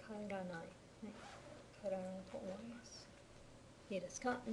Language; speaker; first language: Japanese; non-native, fluent; English